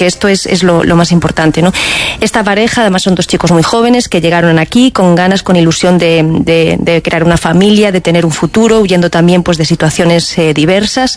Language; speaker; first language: Spanish; native; Spanish